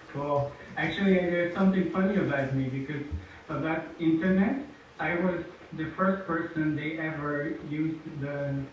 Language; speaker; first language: English; non-native, fluent; Hungarian